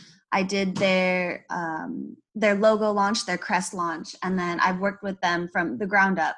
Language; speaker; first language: English; native; English